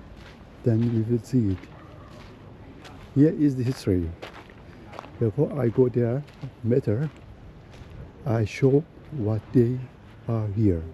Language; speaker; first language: English; non-native, learner; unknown